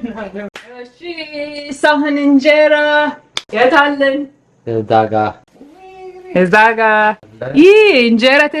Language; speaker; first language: Amharic; non-native, learner; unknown